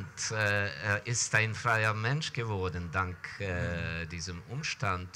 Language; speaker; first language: German; non-native, fluent; Ukrainian